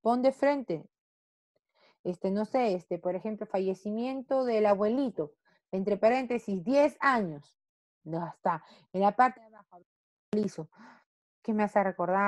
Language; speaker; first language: Spanish; native; Spanish